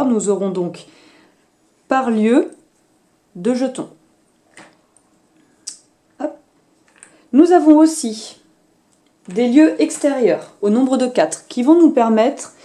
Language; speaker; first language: French; native; French